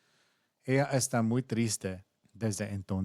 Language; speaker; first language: Spanish; non-native, learner; English